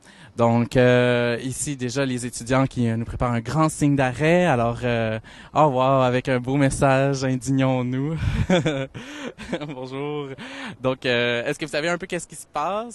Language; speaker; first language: French; native; French